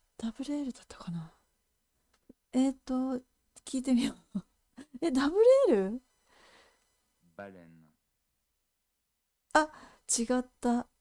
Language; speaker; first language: Japanese; native; Japanese